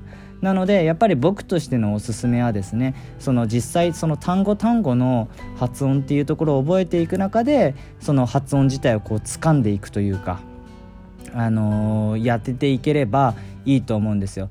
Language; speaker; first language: Japanese; native; Japanese